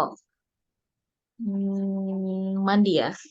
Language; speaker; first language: Indonesian; non-native, learner; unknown